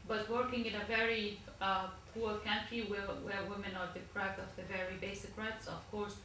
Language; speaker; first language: English; non-native, learner; Persian